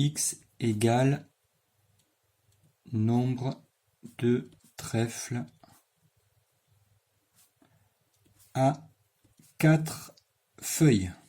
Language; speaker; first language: French; native; French